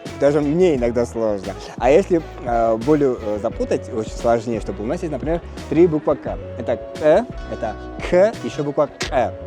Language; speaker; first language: Russian; non-native, fluent; Kurdish